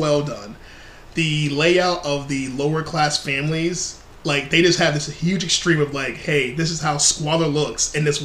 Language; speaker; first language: English; native; English